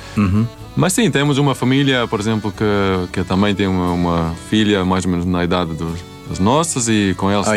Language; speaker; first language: Portuguese; non-native, fluent; Swedish